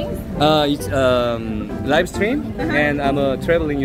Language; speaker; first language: English; non-native, learner; Korean